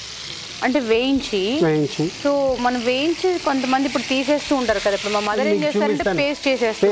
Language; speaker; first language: Telugu; native; Telugu